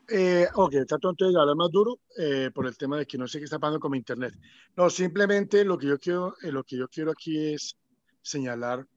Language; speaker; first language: Spanish; native; Spanish